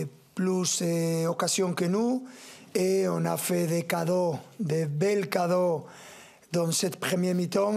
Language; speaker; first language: French; non-native, fluent; Spanish